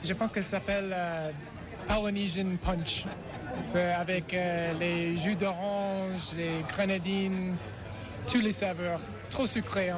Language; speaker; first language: French; non-native, fluent; English